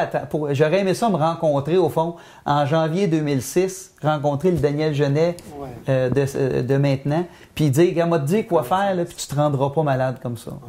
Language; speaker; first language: French; native; French